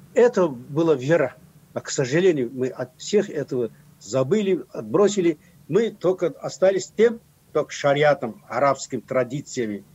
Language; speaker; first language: Russian; non-native, local second language; Kazakh